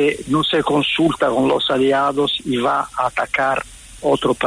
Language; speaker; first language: Spanish; non-native, fluent; Italian